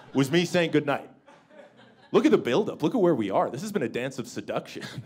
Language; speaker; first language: English; native; English